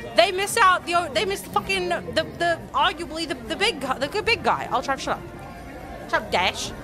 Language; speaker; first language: English; native; English